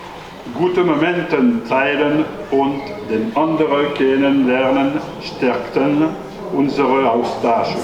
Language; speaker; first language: German; non-native, learner; French